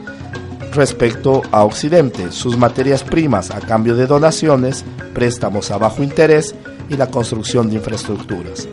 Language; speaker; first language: Spanish; native; Spanish